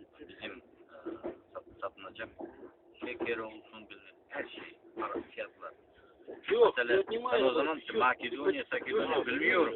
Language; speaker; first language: Turkish; non-native, learner; Kazakh